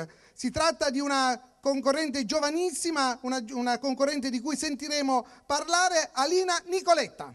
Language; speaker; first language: Italian; native; Italian